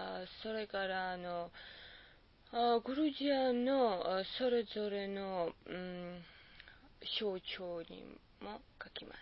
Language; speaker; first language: Japanese; non-native, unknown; Georgian